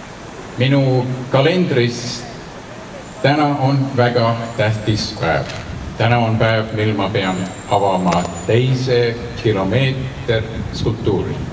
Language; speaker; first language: Estonian; non-native, learner; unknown